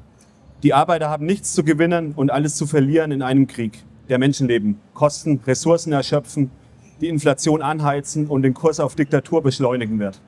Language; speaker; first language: German; native; German